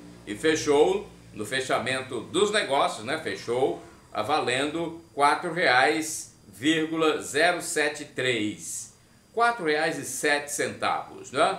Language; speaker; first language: Portuguese; native; Portuguese